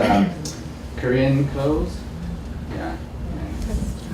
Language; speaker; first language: English; non-native, learner; Chinese